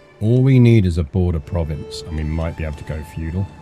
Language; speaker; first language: English; native; English